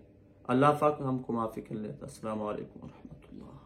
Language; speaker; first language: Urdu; non-native, local second language; Pashto